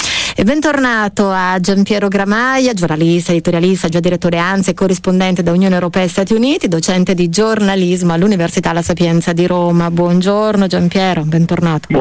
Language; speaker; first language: Italian; native; Italian